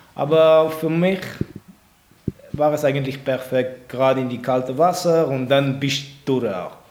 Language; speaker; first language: German; non-native, local second language; French